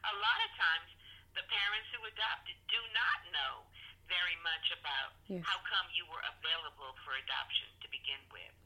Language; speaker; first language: English; native; English